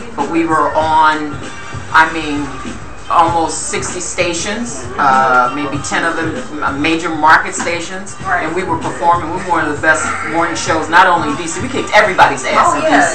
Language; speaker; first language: English; native; English